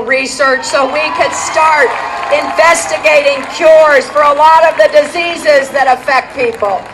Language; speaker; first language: English; native; English